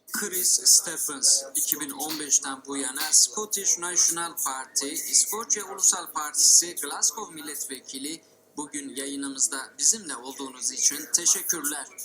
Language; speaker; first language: Turkish; native; Turkish